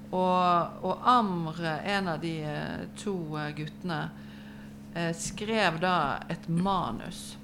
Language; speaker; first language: Norwegian; native; Norwegian